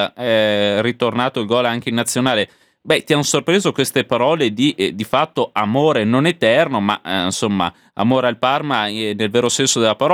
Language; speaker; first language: Italian; native; Italian